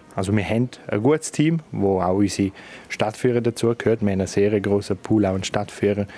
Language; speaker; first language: German; native; German